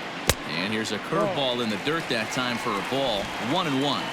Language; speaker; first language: English; native; English